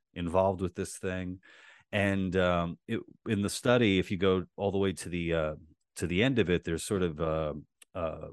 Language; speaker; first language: English; native; English